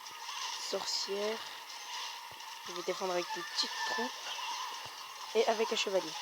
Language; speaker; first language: French; native; French